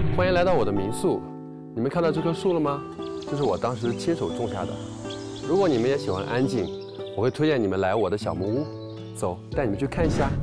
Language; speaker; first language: Chinese; native; Chinese